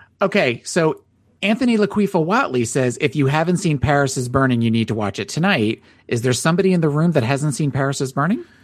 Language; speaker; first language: English; native; English